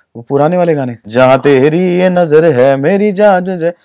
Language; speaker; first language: Hindi; native; Hindi